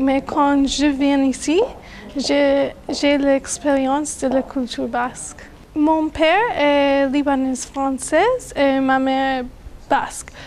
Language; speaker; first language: French; non-native, learner; English